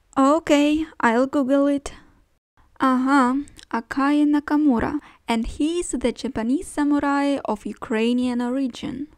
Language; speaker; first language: English; non-native, fluent; Ukrainian